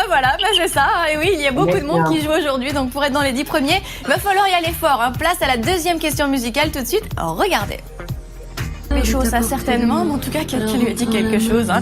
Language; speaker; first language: French; native; French